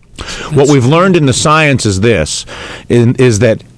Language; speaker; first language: English; native; English